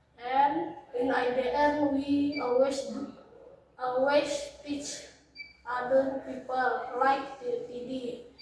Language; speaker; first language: English; non-native, learner; Indonesian